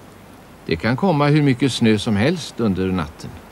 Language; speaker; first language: Swedish; native; Swedish